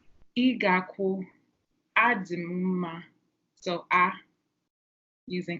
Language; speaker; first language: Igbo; non-native, learner; English